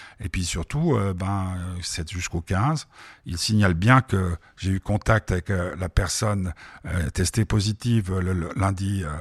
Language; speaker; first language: French; native; French